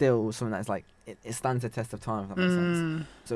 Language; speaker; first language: English; native; English